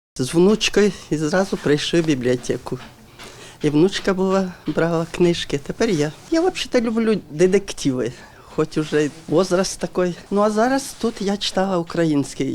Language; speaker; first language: Ukrainian; non-native, local second language; Russian